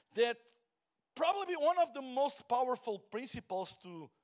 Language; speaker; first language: English; non-native, fluent; Portuguese